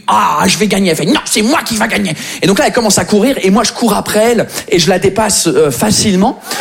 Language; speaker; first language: French; non-native, fluent; English